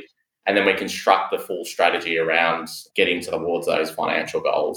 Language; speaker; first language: English; native; English